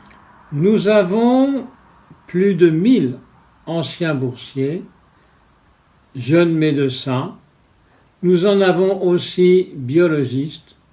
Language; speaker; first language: French; non-native, fluent; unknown